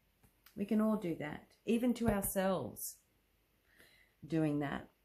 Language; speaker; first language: English; native; English